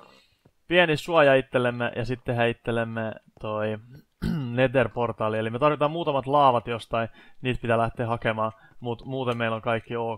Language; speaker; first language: Finnish; native; Finnish